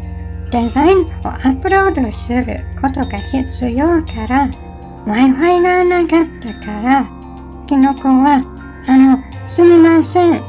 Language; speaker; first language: Japanese; non-native, learner; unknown